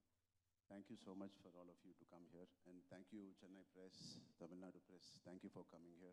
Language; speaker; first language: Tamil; non-native, local second language; Telugu